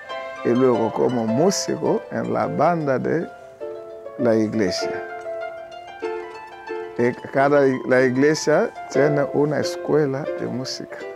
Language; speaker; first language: Spanish; non-native, learner; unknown